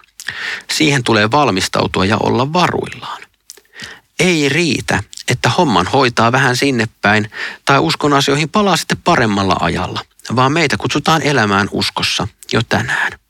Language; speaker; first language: Finnish; native; Finnish